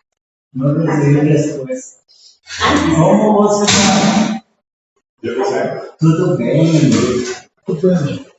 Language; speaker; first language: Portuguese; non-native, learner; Spanish